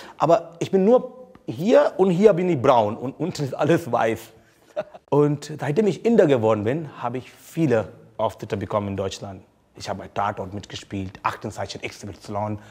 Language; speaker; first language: German; non-native, fluent; Hindi